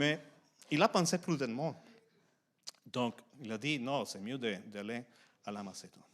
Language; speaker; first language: French; non-native, fluent; Spanish